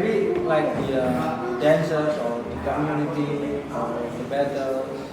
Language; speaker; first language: English; non-native, fluent; Indonesian